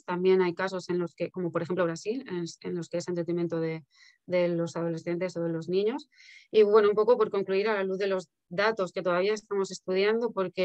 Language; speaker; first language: Spanish; native; Spanish